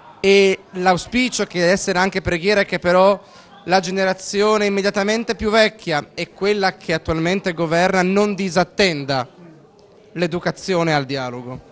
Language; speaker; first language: Italian; native; Italian